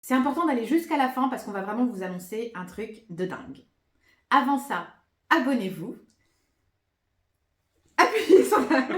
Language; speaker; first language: French; native; French